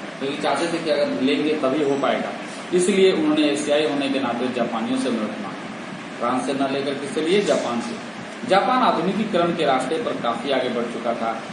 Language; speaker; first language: Hindi; native; Hindi